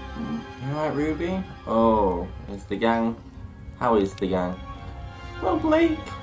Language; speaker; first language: English; native; English